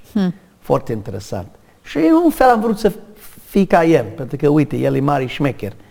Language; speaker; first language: Romanian; non-native, learner; English